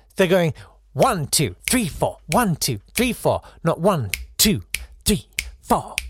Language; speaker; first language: English; native; English